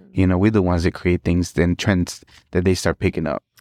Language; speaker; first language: English; early bilingual, other home language; Spanish